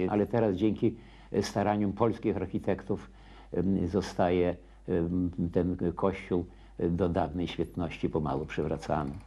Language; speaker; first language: Polish; native; Polish